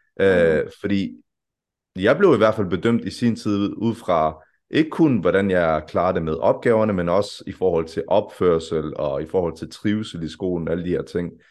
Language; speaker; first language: Danish; early bilingual, other home language; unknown